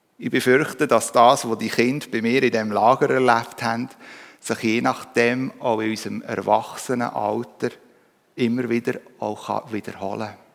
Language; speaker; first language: German; native; German